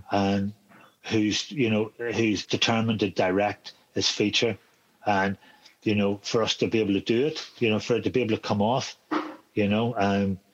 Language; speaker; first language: English; native; English